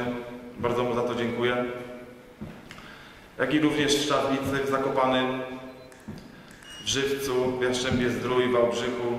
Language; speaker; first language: Polish; native; Polish